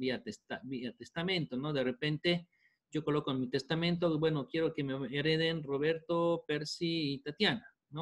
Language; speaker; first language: Spanish; native; Spanish